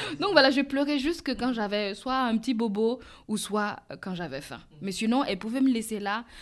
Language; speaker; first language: French; non-native, local second language; Mossi